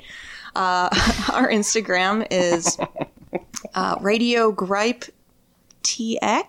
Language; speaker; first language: English; native; English